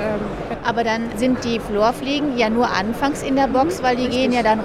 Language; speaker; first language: German; native; German